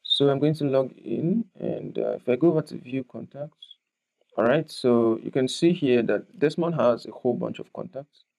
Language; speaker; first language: English; non-native, local second language; Yoruba